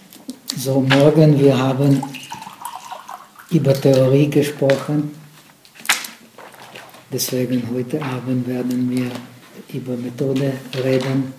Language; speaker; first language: German; non-native, fluent; Czech